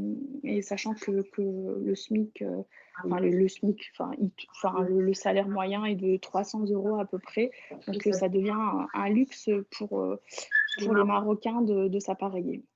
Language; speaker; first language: French; native; French